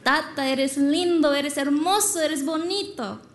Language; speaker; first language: Spanish; early bilingual, heritage; Spanish